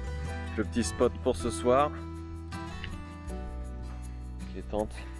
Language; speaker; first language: French; native; French